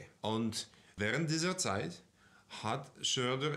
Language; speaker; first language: German; non-native, fluent; Russian